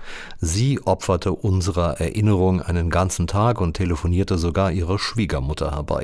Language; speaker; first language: German; native; German